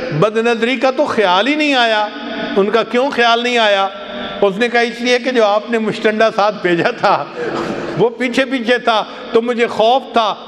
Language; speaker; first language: Urdu; non-native, local second language; Punjabi